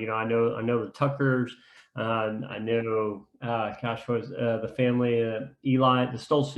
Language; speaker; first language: English; native; English